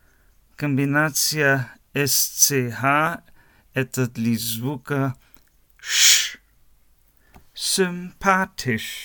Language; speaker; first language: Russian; non-native, learner; German